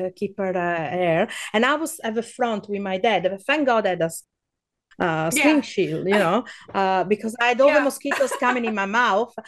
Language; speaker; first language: English; non-native, fluent; Italian